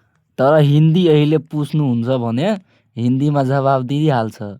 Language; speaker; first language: Nepali; non-native, local second language; Maithili